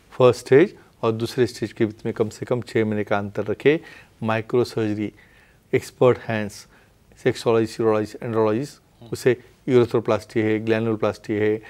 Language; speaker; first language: Hindi; non-native, local second language; Marathi